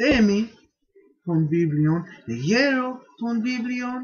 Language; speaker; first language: Greek; non-native, fluent; English